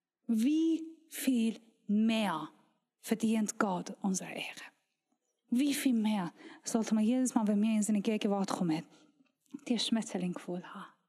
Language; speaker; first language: German; non-native, learner; Persian